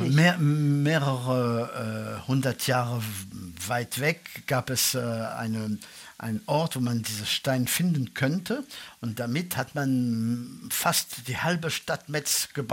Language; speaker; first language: German; non-native, fluent; French